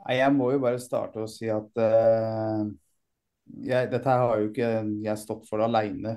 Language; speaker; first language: Norwegian; early bilingual, other home language; Persian